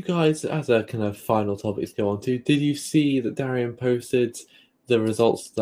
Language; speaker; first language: English; native; English